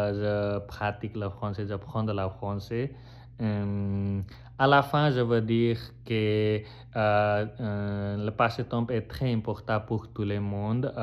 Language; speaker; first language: French; non-native, learner; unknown